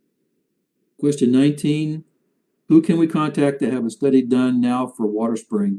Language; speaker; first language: English; native; English